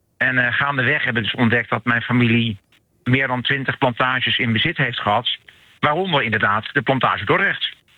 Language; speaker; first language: Dutch; native; Dutch